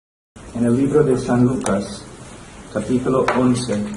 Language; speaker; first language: Spanish; non-native, fluent; English